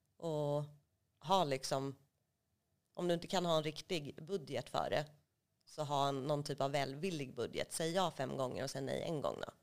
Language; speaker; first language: Swedish; native; Swedish